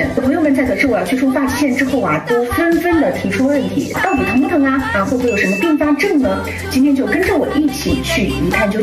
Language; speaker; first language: Chinese; native; Chinese